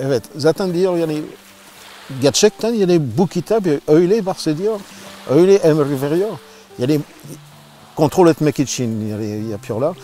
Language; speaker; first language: Turkish; non-native, learner; French